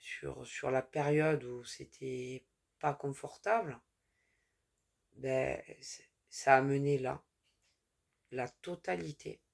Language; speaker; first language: French; native; French